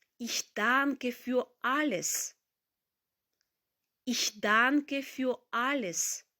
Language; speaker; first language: German; non-native, learner; Ukrainian